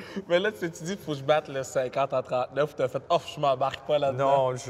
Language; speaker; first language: French; native; French